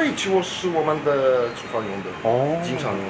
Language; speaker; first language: Chinese; non-native, fluent; Polish